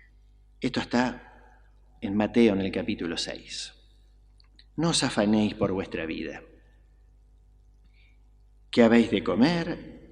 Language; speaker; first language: Spanish; native; Spanish